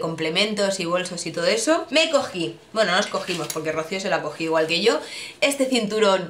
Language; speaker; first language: Spanish; native; Spanish